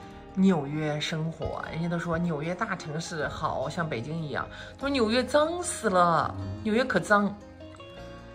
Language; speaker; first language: Chinese; native; Chinese